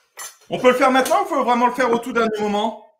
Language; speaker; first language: French; native; French